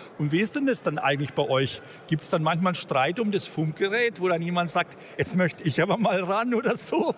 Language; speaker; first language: German; native; German